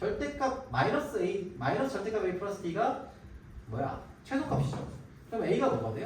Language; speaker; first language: Korean; native; Korean